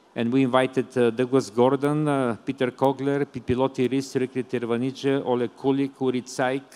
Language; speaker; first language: English; non-native, fluent; Bulgarian